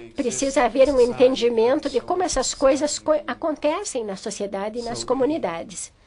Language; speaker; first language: Portuguese; non-native, fluent; English